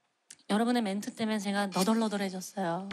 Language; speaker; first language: Korean; native; Korean